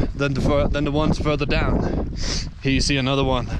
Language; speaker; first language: English; non-native, fluent; Danish